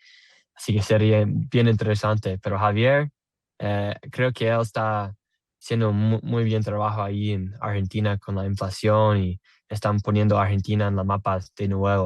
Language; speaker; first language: Spanish; non-native, learner; English